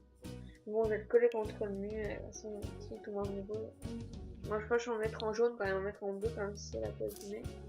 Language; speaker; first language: French; native; French